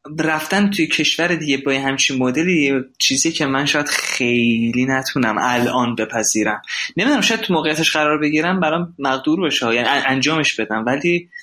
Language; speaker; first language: Persian; native; Persian